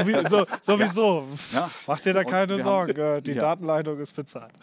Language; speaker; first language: German; native; German